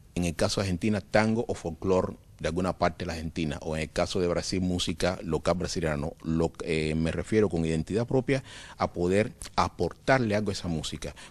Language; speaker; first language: Spanish; native; Spanish